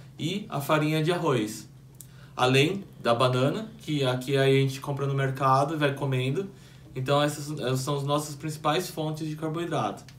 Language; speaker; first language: Portuguese; native; Portuguese